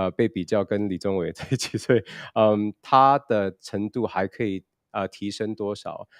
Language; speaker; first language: Chinese; early bilingual, other home language; Indonesian